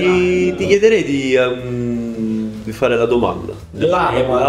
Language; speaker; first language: Italian; native; Italian